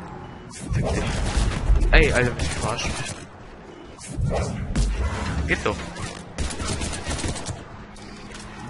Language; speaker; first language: German; native; German